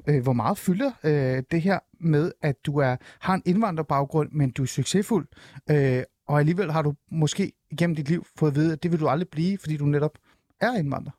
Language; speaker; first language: Danish; early bilingual, other home language; Persian